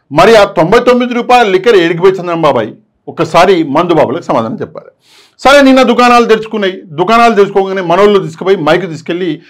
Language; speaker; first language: Telugu; native; Telugu